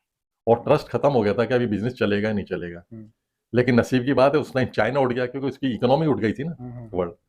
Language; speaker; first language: Hindi; native; Hindi